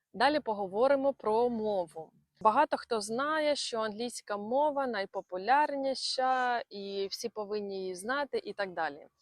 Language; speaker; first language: Ukrainian; non-native, local second language; Russian